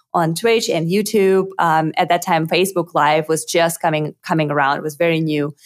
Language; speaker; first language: English; non-native, fluent; Russian